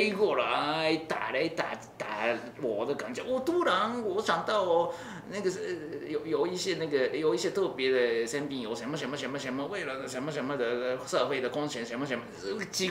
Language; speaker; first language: Chinese; non-native, learner; Japanese